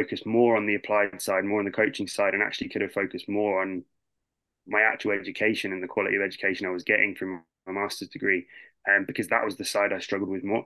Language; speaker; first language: English; native; English